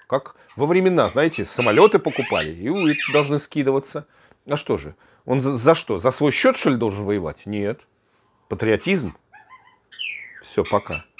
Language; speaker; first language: Russian; native; Russian